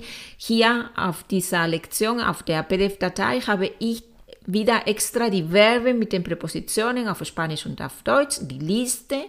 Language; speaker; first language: German; non-native, fluent; Spanish